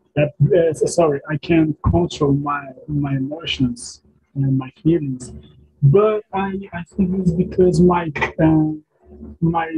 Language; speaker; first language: English; non-native, learner; Portuguese